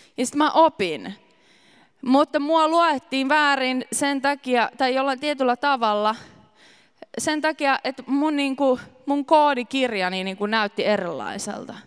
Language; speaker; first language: Finnish; native; Finnish